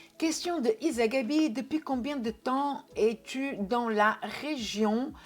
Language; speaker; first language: French; non-native, fluent; Portuguese